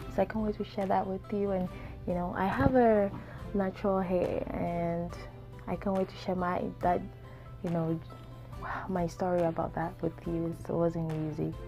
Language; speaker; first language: English; non-native, local second language; Akan